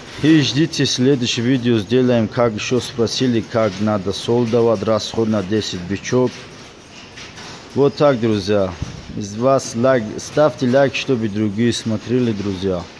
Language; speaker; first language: Russian; non-native, fluent; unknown